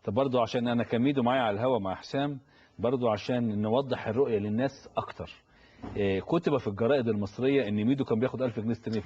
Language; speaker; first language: Arabic; native; Arabic